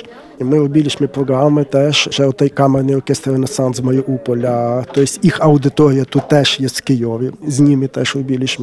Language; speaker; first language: Polish; non-native, learner; Ukrainian